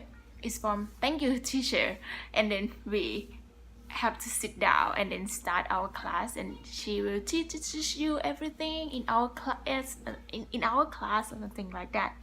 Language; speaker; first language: English; non-native, learner; Thai